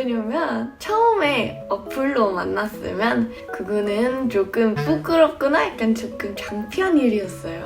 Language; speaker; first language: Korean; non-native, fluent; English